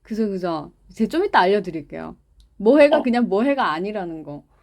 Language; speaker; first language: Korean; native; Korean